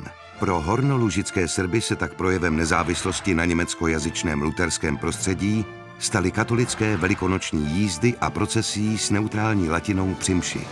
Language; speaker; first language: Czech; native; Czech